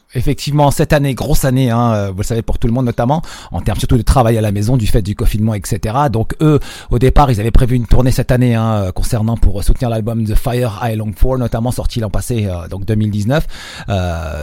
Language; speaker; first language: French; native; French